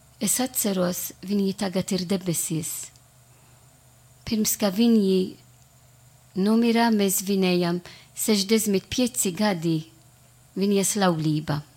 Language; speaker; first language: Latvian; non-native, learner; Italian